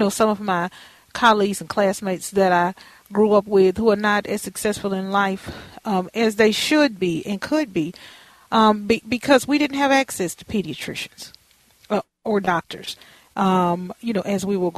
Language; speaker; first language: English; native; English